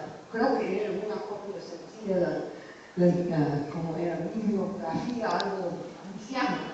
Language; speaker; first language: Spanish; non-native, fluent; English